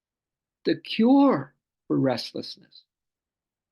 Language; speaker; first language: English; native; English